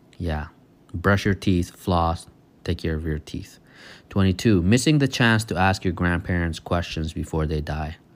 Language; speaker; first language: English; non-native, fluent; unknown